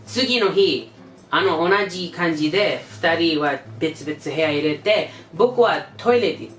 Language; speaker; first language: Japanese; non-native, learner; English